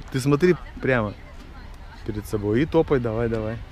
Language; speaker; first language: Russian; native; Russian